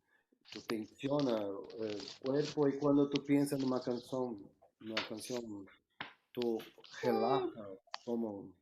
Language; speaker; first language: Spanish; non-native, learner; Portuguese